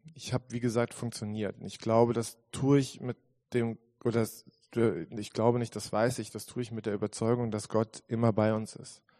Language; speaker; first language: German; native; German